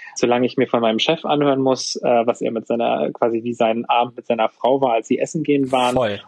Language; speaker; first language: German; native; German